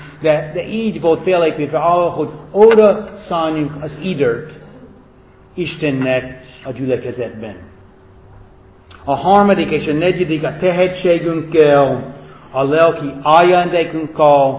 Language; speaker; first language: Hungarian; non-native, fluent; English